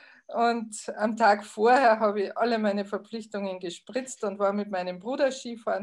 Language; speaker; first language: German; native; German